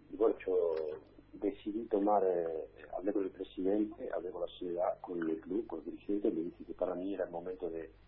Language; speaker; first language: Spanish; native; Spanish